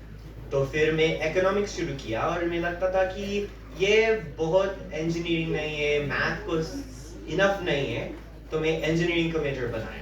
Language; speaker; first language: Hindi; early bilingual, heritage; English